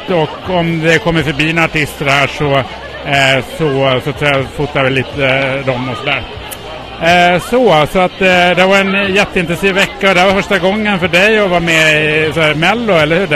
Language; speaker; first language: Swedish; native; Swedish